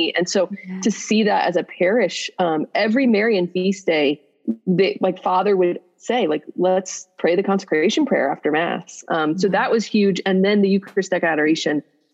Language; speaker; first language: English; native; English